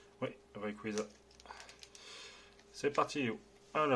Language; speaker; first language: French; native; French